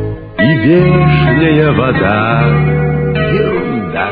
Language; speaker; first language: Russian; native; Russian